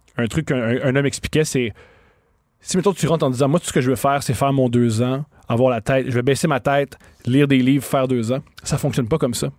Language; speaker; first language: French; native; French